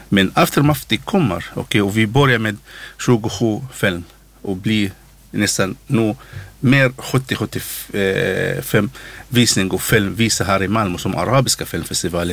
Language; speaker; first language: Swedish; non-native, learner; Arabic